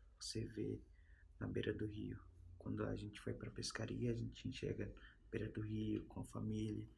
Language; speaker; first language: Portuguese; non-native, local second language; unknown